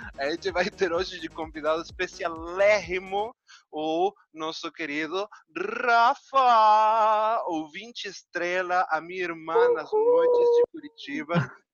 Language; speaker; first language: Portuguese; non-native, fluent; Spanish